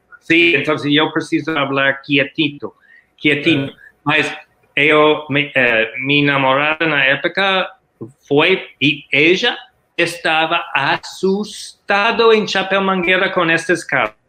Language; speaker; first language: Portuguese; non-native, learner; English